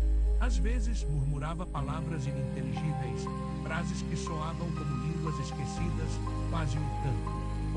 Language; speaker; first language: Portuguese; native; Portuguese